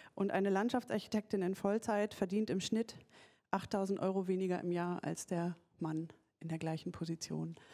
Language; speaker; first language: German; native; German